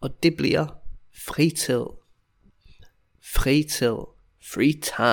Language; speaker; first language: Danish; non-native, fluent; English